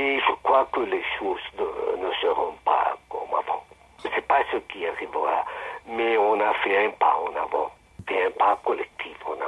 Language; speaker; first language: French; non-native, fluent; Spanish